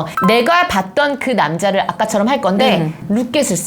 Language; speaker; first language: Korean; native; Korean